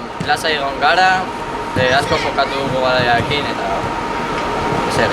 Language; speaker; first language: Basque; non-native, local second language; Spanish